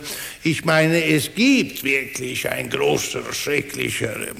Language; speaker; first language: German; non-native, fluent; Swedish